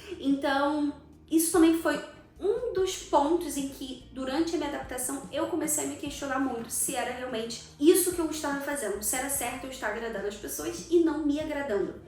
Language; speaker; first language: Portuguese; native; Portuguese